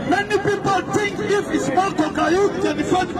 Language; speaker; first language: English; non-native, learner; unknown